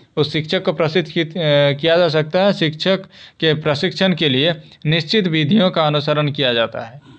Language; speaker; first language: Hindi; native; Hindi